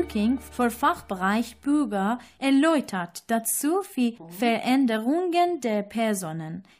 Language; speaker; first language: German; non-native, fluent; Persian